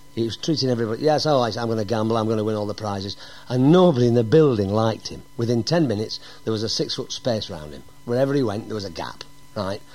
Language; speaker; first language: English; native; English